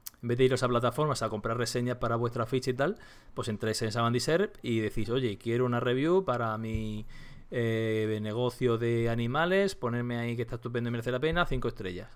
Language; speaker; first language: Spanish; native; Spanish